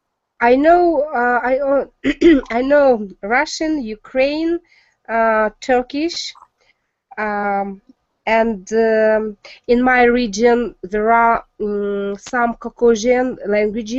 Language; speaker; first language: English; non-native, learner; Russian